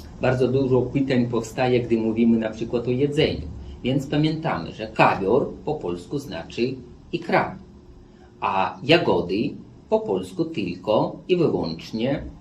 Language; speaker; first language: Polish; non-native, fluent; Belarusian